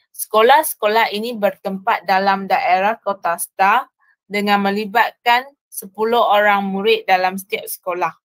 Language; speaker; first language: Malay; non-native, local second language; Chinese